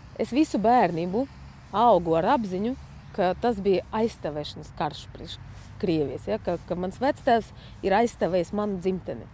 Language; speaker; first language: Latvian; non-native, fluent; Russian